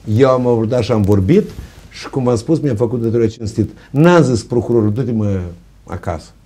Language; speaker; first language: Romanian; native; Romanian